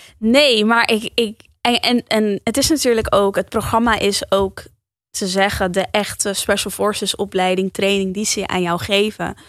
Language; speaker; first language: Dutch; early bilingual, heritage; Dutch